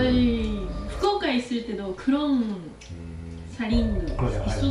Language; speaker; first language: Korean; non-native, learner; Japanese